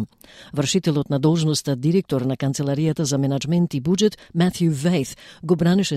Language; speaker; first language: Macedonian; native; Macedonian